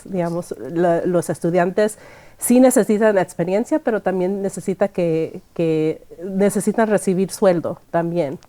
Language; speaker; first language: Spanish; early bilingual, heritage; Spanish